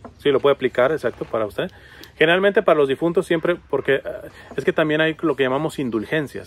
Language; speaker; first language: Spanish; native; Spanish